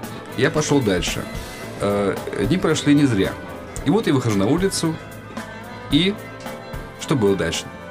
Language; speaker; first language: Russian; native; Russian